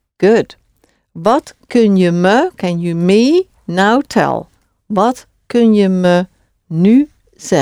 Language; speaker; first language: Dutch; non-native, fluent; English